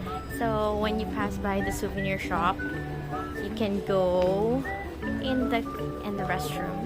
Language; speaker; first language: English; non-native, local second language; Filipino